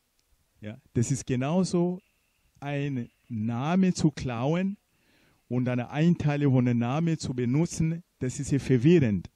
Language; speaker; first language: German; non-native, fluent; Portuguese